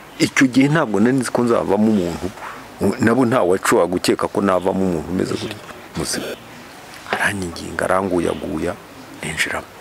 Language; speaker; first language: Kinyarwanda; native; Kinyarwanda